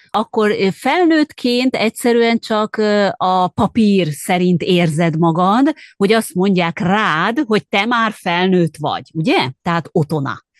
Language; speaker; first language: Hungarian; native; Hungarian